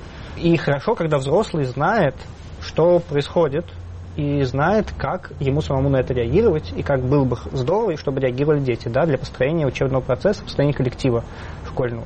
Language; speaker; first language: Russian; native; Russian